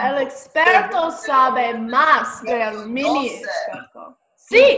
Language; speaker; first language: Spanish; non-native, learner; English